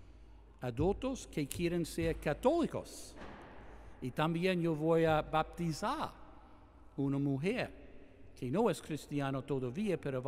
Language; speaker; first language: Spanish; non-native, fluent; English